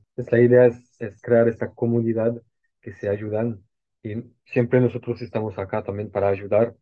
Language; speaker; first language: Spanish; non-native, fluent; French